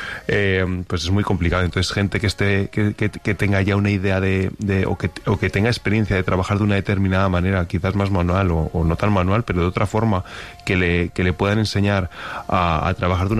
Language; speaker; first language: Spanish; native; Spanish